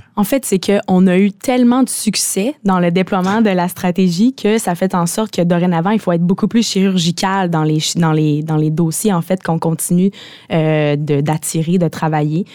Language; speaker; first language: French; native; French